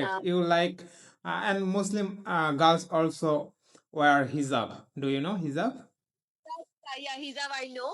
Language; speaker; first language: English; non-native, learner; Bangla